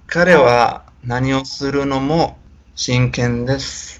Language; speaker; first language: Japanese; non-native, fluent; Spanish